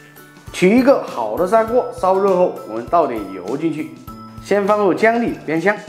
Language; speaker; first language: Chinese; non-native, local second language; Hakka Chinese